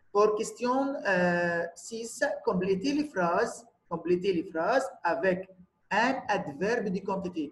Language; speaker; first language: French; non-native, fluent; Arabic